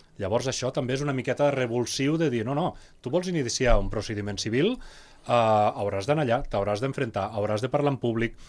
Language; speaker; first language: Catalan; native; Catalan